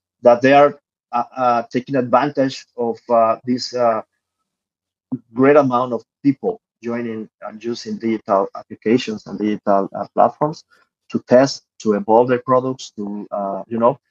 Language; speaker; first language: English; non-native, fluent; Spanish